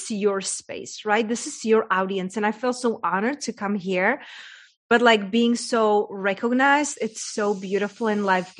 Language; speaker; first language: English; non-native, fluent; Czech